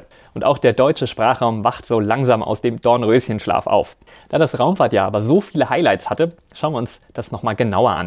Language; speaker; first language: German; native; German